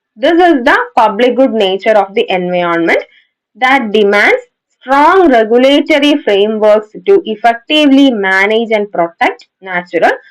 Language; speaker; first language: English; non-native, local second language; Malayalam